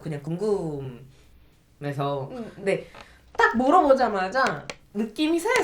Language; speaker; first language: Korean; non-native, fluent; Indonesian